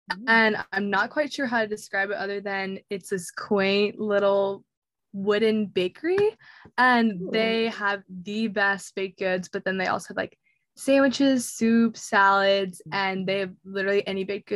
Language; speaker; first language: English; native; English